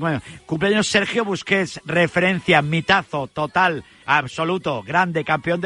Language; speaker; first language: Spanish; native; Spanish